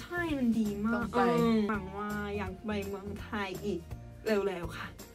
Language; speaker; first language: Thai; non-native, learner; Korean